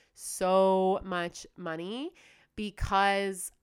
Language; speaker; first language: English; native; English